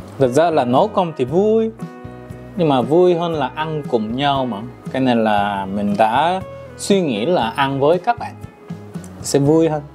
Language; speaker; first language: Vietnamese; non-native, fluent; Korean